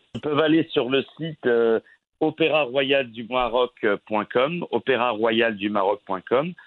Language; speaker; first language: French; native; French